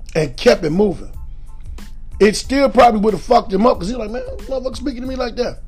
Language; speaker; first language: English; native; English